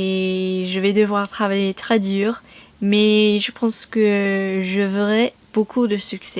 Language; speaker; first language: French; non-native, fluent; English